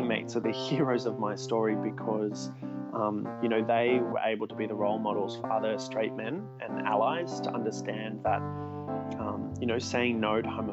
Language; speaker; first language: English; native; English